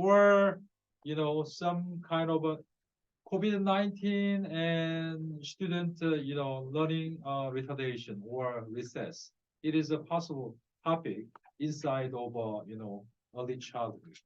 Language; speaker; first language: English; non-native, fluent; Korean